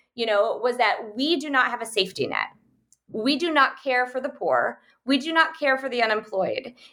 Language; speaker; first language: English; native; English